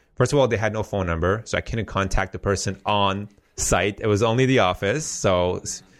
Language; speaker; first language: English; early bilingual, heritage; Persian